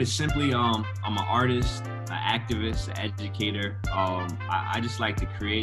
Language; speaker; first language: English; native; English